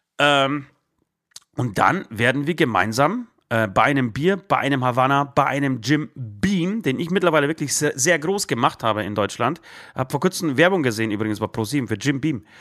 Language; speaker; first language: German; early bilingual, other home language; Polish